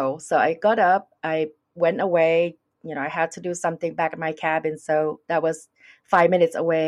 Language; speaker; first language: English; non-native, fluent; Thai